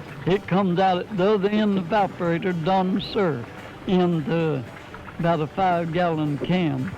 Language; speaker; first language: English; native; English